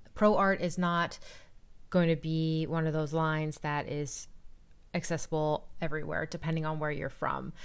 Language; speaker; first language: English; native; English